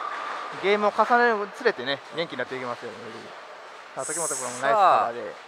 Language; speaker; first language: Japanese; native; Japanese